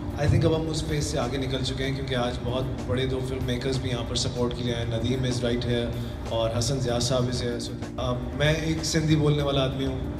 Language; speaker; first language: Urdu; non-native, local second language; Sindhi